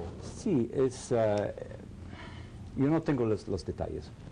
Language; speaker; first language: Spanish; non-native, fluent; English